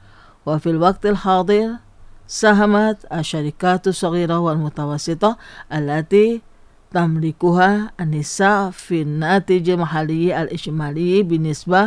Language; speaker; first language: Arabic; non-native, fluent; Indonesian